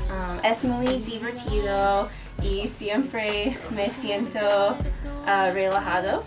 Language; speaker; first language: Spanish; non-native, learner; English